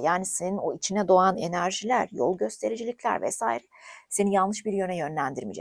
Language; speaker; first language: Turkish; native; Turkish